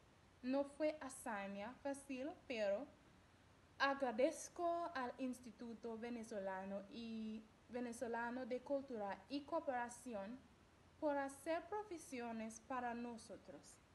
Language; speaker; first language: Spanish; non-native, learner; English